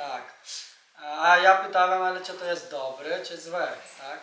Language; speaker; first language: Polish; non-native, learner; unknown